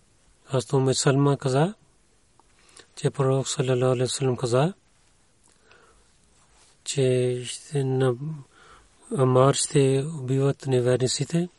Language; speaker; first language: Bulgarian; non-native, learner; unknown